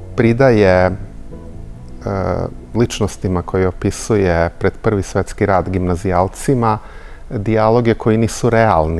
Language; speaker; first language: Serbian; native; Serbian